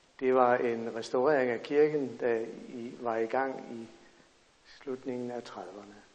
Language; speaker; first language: Danish; native; Danish